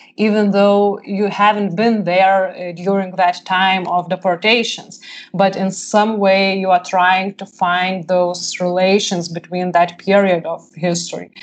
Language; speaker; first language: English; non-native, fluent; Lithuanian